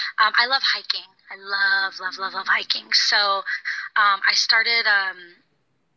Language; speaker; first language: English; native; English